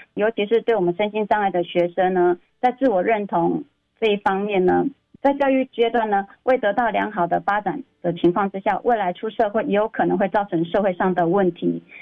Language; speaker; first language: Chinese; native; Chinese